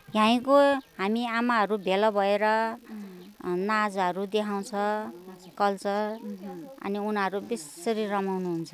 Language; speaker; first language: Nepali; non-native, local second language; Gurung